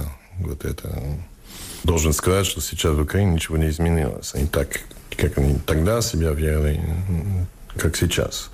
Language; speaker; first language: Russian; non-native, fluent; English